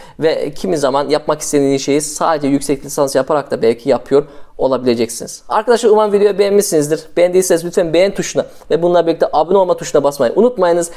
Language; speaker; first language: Turkish; early bilingual, heritage; Turkish